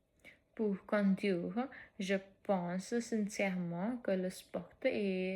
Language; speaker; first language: French; non-native, fluent; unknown